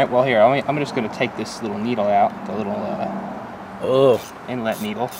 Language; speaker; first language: English; native; English